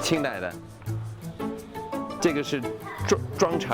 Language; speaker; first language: Chinese; non-native, fluent; English